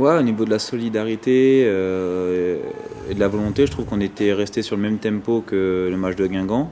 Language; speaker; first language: French; native; French